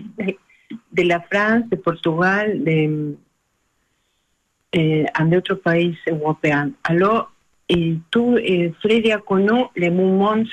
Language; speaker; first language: French; non-native, learner; Spanish